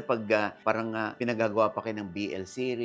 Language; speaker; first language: Filipino; native; Filipino